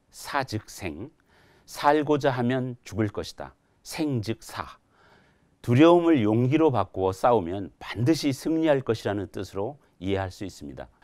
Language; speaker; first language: Korean; native; Korean